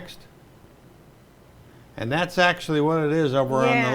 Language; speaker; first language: English; native; English